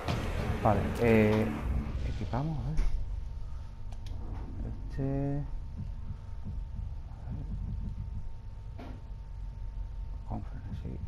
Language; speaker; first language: Spanish; native; Spanish